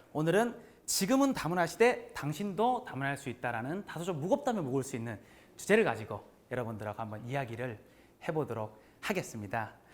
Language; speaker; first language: Korean; native; Korean